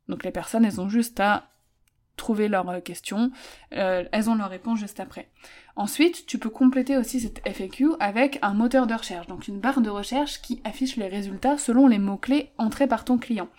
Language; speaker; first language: French; native; French